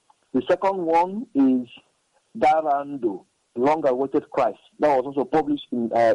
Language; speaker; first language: English; non-native, local second language; Igbo